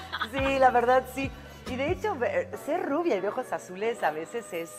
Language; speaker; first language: Spanish; early bilingual, other home language; Romanian